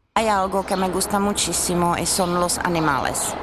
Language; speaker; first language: Spanish; non-native, fluent; Czech